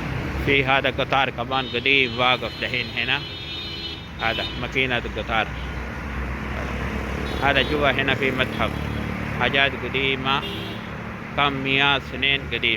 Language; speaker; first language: Arabic; non-native, learner; Urdu